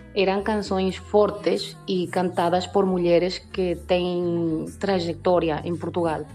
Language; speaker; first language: Portuguese; early bilingual, other home language; Spanish